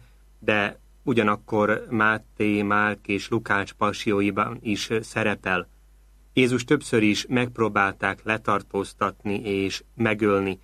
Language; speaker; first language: Hungarian; native; Hungarian